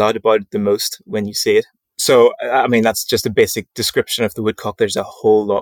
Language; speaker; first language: English; native; English